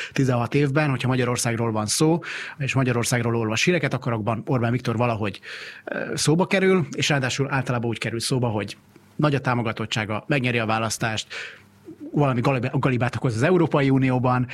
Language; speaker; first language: Hungarian; native; Hungarian